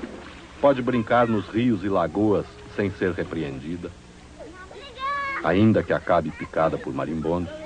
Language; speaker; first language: Portuguese; native; Portuguese